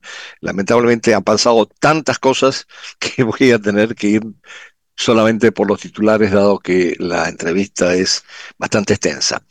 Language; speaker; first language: Spanish; native; Spanish